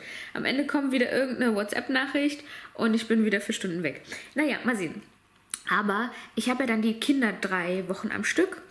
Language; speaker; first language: German; native; German